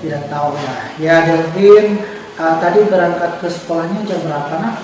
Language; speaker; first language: Indonesian; native; Indonesian